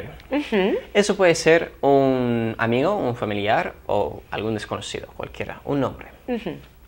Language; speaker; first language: Spanish; non-native, fluent; English